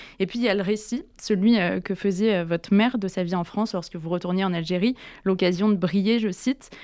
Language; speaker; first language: French; native; French